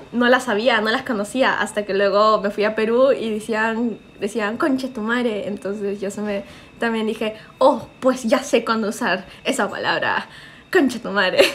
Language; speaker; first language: Spanish; early bilingual, heritage; Spanish